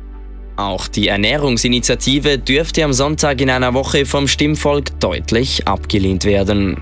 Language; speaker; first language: German; native; German